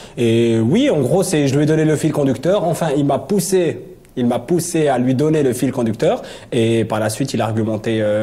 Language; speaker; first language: French; native; French